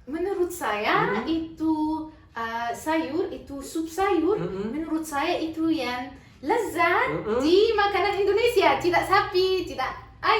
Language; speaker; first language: Indonesian; non-native, learner; Arabic